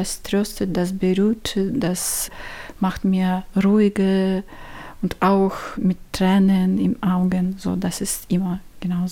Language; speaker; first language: German; non-native, learner; Ukrainian